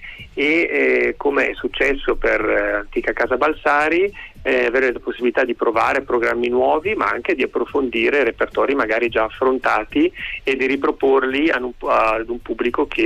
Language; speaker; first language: Italian; native; Italian